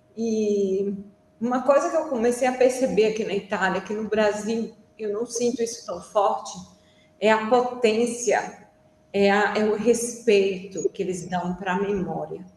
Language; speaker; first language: Portuguese; native; Portuguese